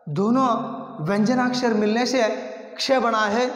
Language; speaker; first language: Hindi; non-native, local second language; Kannada